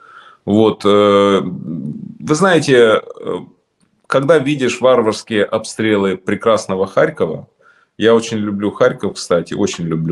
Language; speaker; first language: Russian; native; Russian